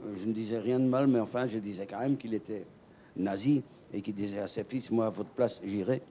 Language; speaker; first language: French; native; French